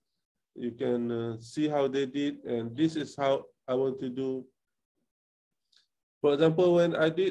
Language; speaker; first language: English; non-native, local second language; Malay